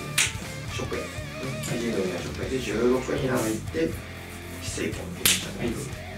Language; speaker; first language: Japanese; native; Japanese